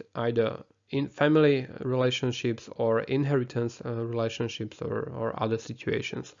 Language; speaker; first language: English; non-native, fluent; Slovak